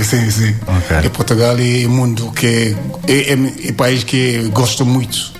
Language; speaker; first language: Portuguese; non-native, learner; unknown